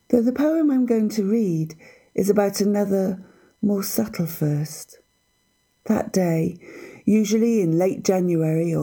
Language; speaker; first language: English; native; English